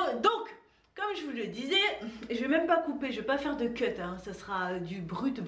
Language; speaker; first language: French; native; French